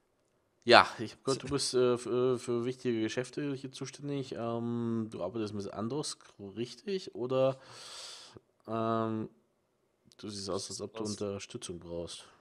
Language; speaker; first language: German; native; German